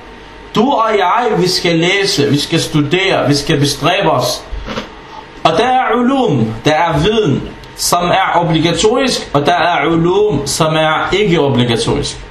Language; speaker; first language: Danish; non-native, fluent; Arabic